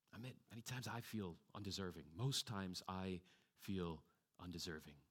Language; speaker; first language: English; native; English